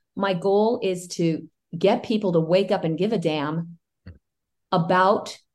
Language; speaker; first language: English; early bilingual, other home language; Spanish